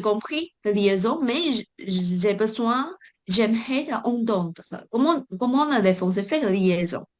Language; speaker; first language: French; non-native, fluent; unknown